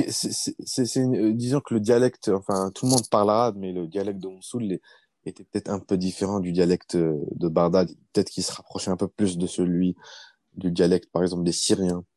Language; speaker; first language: French; early bilingual, other home language; Arabic